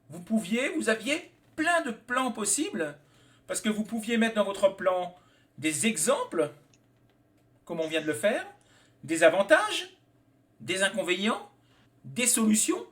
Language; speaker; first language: French; native; French